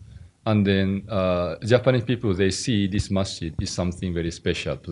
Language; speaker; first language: English; non-native, learner; Japanese